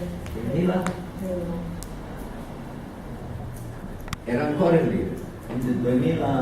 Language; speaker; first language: Italian; native; Italian